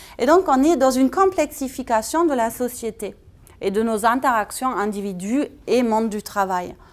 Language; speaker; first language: French; non-native, fluent; German